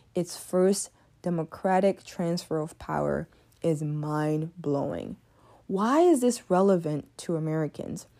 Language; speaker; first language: English; early bilingual, other home language; French